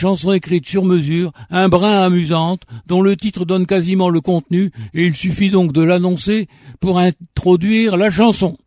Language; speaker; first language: French; native; French